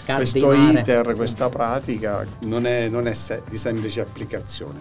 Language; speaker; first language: Italian; native; Italian